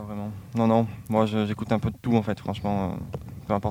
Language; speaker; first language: French; native; French